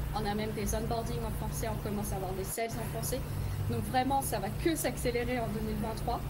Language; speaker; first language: French; non-native, fluent; Vietnamese